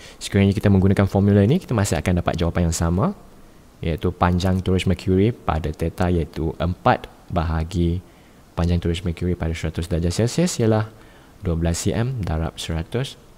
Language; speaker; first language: Malay; native; Malay